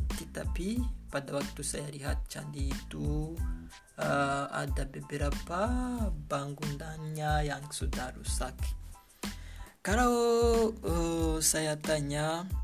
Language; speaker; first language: Indonesian; non-native, learner; Kinyarwanda